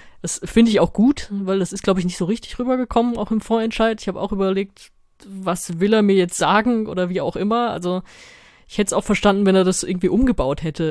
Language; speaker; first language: German; native; German